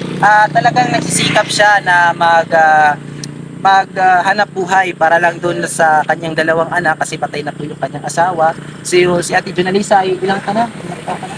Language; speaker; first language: Filipino; non-native, local second language; Waray